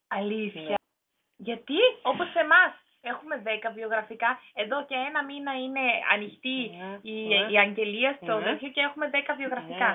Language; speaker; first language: Greek; non-native, learner; German